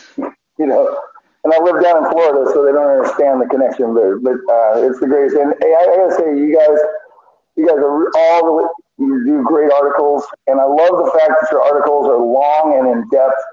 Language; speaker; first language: English; native; English